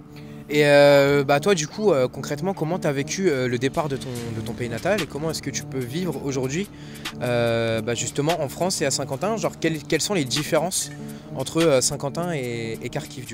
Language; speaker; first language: French; native; French